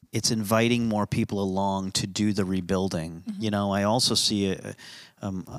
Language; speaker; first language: English; native; English